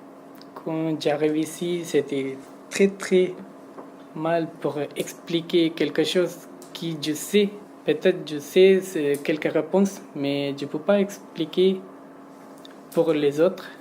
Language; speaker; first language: French; non-native, learner; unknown